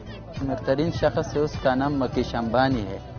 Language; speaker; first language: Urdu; non-native, local second language; Pashto